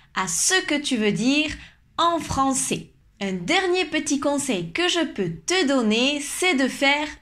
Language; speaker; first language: French; native; French